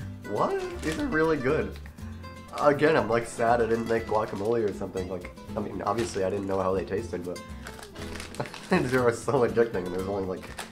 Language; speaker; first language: English; native; English